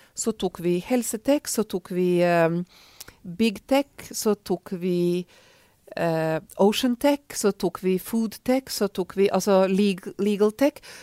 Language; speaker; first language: Norwegian; non-native, fluent; Hungarian